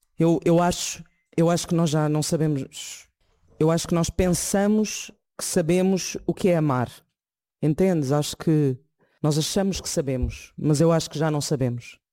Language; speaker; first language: Portuguese; native; Portuguese